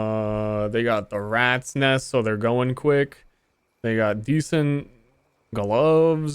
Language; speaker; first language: English; native; English